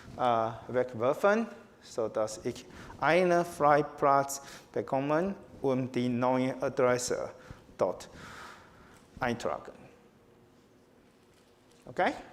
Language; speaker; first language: German; non-native, learner; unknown